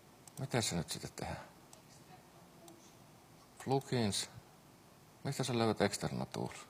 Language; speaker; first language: Finnish; native; Finnish